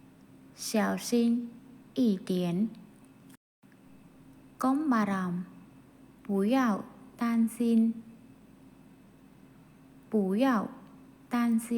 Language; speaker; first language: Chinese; non-native, fluent; Khmer